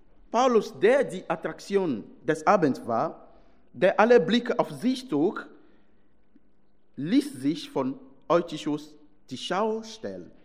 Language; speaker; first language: German; non-native, fluent; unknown